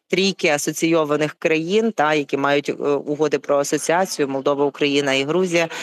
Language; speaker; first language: Ukrainian; native; Ukrainian